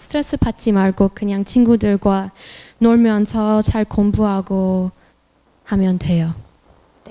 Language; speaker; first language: Korean; non-native, fluent; French